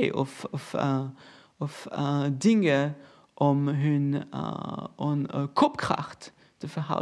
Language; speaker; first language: Dutch; non-native, fluent; Portuguese